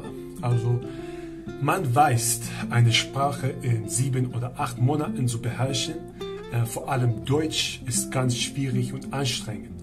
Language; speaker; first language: German; non-native, fluent; Persian